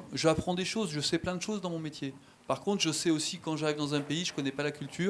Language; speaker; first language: French; native; French